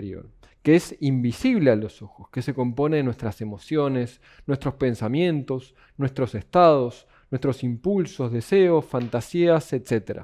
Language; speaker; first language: Spanish; native; Spanish